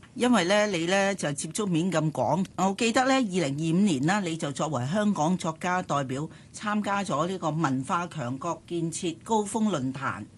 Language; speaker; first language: Cantonese; native; Cantonese